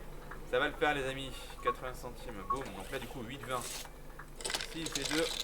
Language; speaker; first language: French; native; French